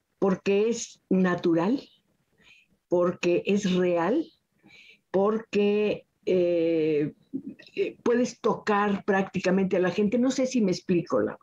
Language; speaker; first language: Spanish; native; Spanish